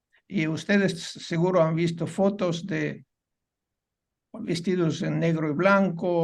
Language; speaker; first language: Spanish; non-native, fluent; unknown